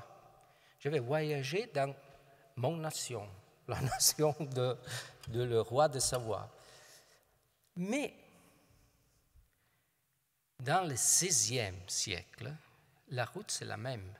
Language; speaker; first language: French; non-native, fluent; Italian